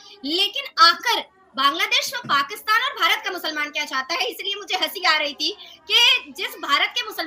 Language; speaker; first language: Hindi; native; Hindi